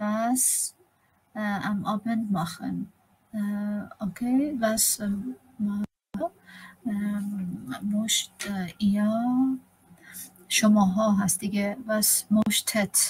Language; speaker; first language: German; non-native, learner; Persian